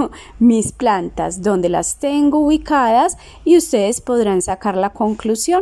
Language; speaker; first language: Spanish; native; Spanish